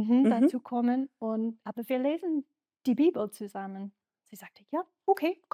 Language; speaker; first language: German; non-native, fluent; English